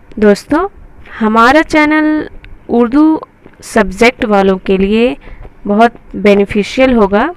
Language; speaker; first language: Hindi; native; Hindi